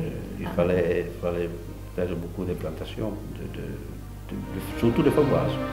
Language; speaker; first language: French; non-native, local second language; Italian